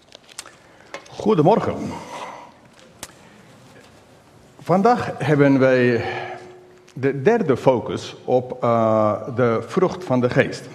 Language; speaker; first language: Dutch; non-native, fluent; English